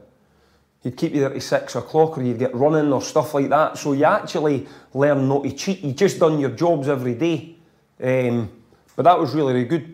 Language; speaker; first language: English; native; English